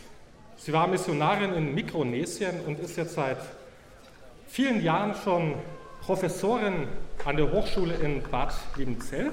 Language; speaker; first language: German; native; German